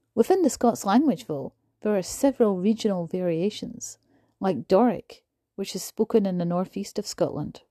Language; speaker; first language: English; native; English